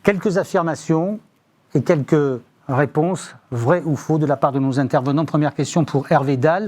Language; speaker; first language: French; native; French